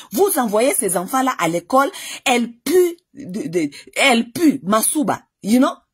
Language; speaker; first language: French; non-native, local second language; Lingala